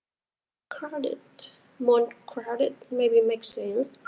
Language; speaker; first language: English; non-native, learner; Vietnamese